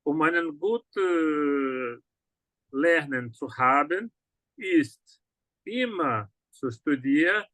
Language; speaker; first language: German; non-native, learner; Portuguese